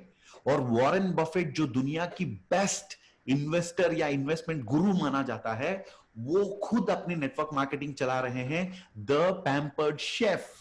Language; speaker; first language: Hindi; native; Hindi